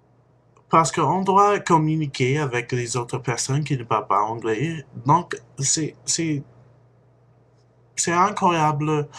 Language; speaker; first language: French; non-native, fluent; English